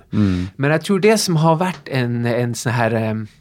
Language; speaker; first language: Swedish; non-native, fluent; Norwegian